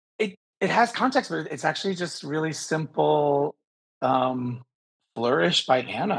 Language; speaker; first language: English; native; English